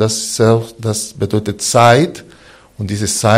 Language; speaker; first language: German; non-native, fluent; Spanish